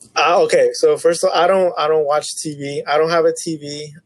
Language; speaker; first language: English; native; English